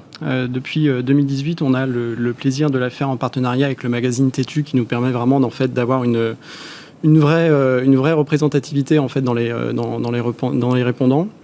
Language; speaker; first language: French; native; French